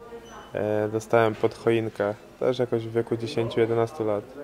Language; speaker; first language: Polish; native; Polish